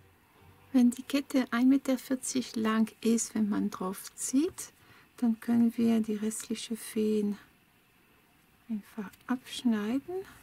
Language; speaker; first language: German; non-native, fluent; French